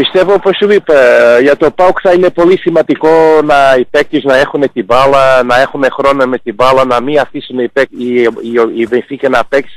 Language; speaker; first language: Greek; non-native, fluent; Portuguese